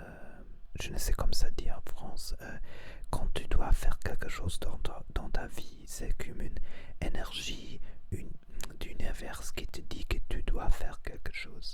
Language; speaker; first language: French; non-native, learner; Spanish